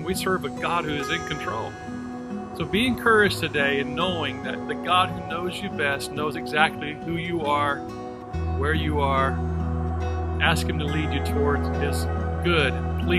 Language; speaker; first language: English; native; English